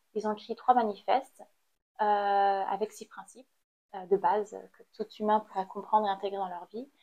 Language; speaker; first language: French; non-native, fluent; Khmer